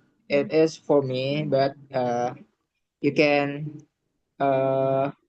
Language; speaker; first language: English; non-native, learner; Indonesian